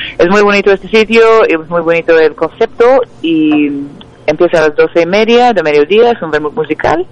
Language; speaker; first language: Spanish; non-native, fluent; English